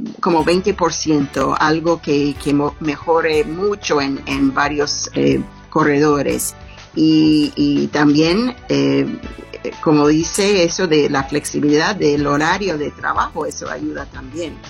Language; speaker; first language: Spanish; non-native, learner; English